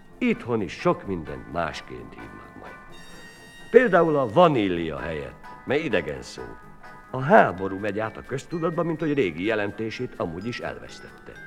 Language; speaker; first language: Hungarian; native; Hungarian